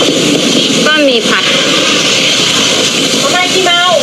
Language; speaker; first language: Thai; non-native, learner; Vietnamese